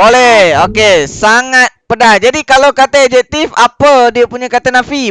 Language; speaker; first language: Malay; native; Malay